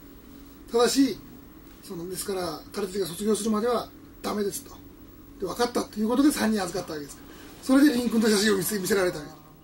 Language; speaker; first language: Japanese; native; Japanese